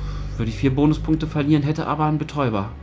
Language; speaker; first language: German; native; German